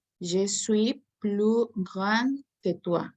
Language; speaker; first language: French; non-native, learner; Spanish